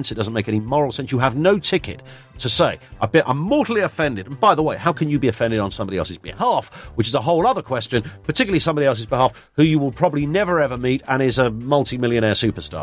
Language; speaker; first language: English; native; English